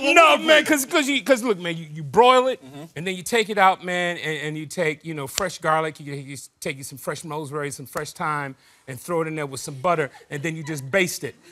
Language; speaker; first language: English; native; English